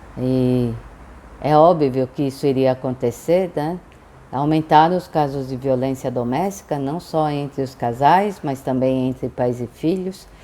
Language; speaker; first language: Portuguese; early bilingual, other home language; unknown